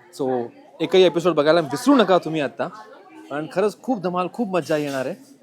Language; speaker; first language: Marathi; non-native, local second language; Gujarati